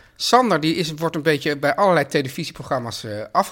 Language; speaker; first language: Dutch; native; Dutch